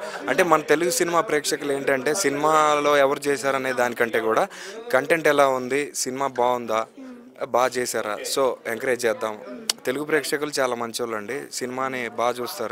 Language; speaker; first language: Telugu; native; Telugu